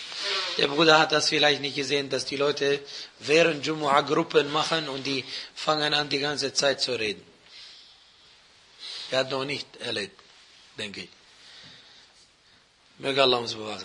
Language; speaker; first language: German; non-native, fluent; Arabic